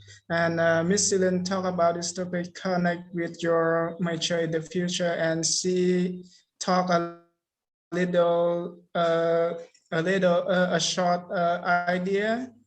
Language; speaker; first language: English; non-native, learner; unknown